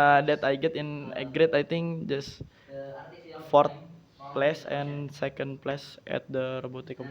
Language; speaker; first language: English; non-native, learner; Indonesian